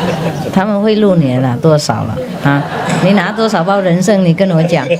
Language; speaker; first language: Chinese; non-native, fluent; Vietnamese